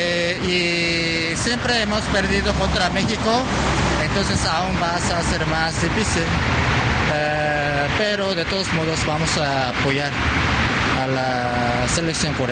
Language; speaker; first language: Spanish; non-native, fluent; Korean